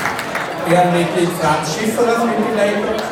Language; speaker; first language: German; native; German